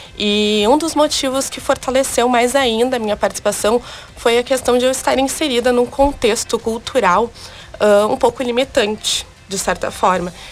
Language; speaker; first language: Portuguese; early bilingual, other home language; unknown